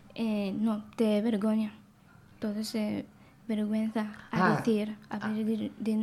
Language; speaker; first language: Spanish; non-native, learner; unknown